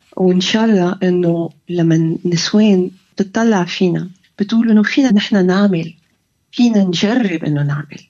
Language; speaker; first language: Arabic; early bilingual, heritage; Arabic